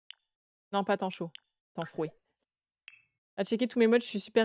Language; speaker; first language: French; native; French